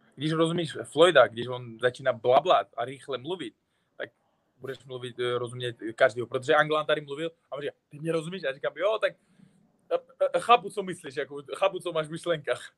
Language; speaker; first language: Czech; non-native, fluent; Uzbek